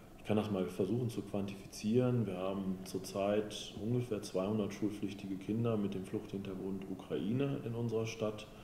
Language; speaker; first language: German; native; German